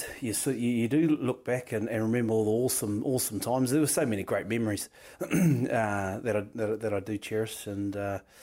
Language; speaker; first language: English; native; English